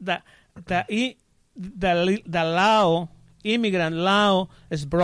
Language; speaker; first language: English; non-native, learner; Spanish